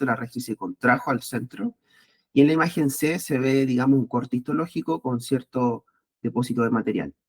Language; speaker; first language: Spanish; native; Spanish